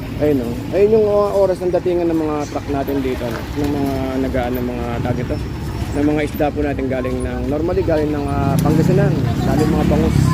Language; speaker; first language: Filipino; native; Filipino